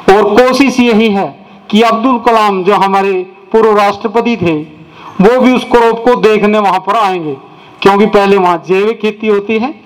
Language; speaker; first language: Hindi; native; Hindi